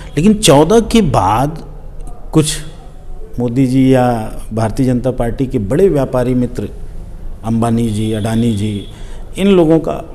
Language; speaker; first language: Hindi; native; Hindi